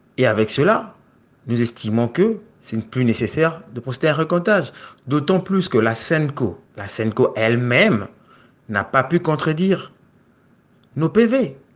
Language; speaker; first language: French; non-native, local second language; Lingala